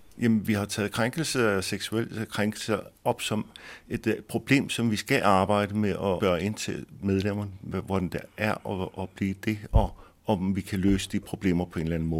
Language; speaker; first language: Danish; native; Danish